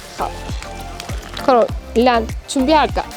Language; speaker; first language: Korean; non-native, learner; Persian